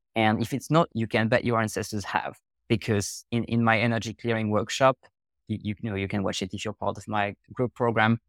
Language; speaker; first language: English; non-native, fluent; French